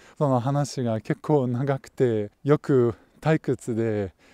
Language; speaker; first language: Japanese; non-native, fluent; Russian